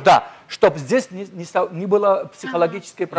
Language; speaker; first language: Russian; non-native, fluent; Georgian